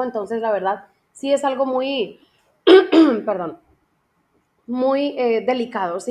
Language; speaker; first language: Spanish; native; Spanish